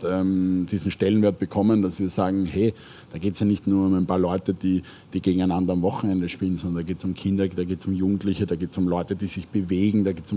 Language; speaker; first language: German; native; German